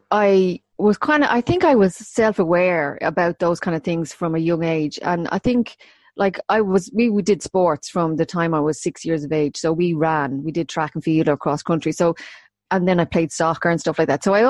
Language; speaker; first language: English; native; English